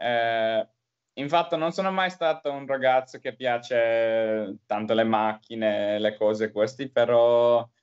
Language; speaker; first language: Italian; non-native, learner; Finnish